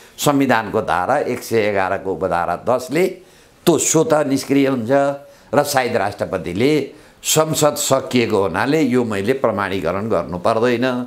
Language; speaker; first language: Nepali; native; Nepali